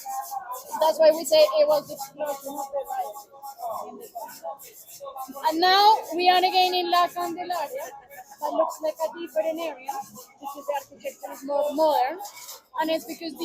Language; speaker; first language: English; non-native, fluent; Spanish